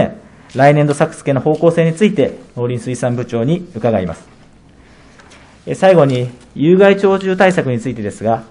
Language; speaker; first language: Japanese; native; Japanese